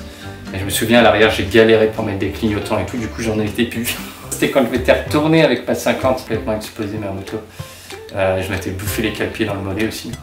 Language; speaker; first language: French; native; French